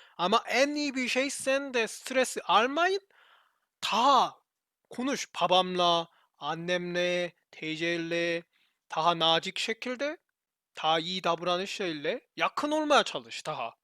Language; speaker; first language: Turkish; non-native, learner; Korean